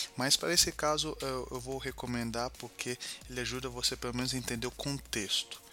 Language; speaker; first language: Portuguese; non-native, fluent; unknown